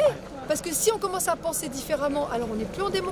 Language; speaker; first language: French; native; French